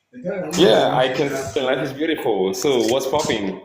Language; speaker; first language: English; non-native, fluent; French